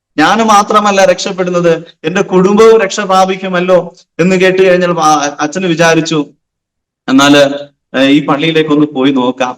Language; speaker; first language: Malayalam; non-native, local second language; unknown